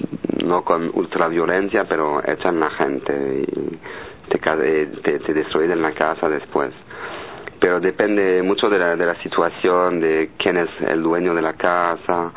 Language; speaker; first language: Spanish; non-native, fluent; French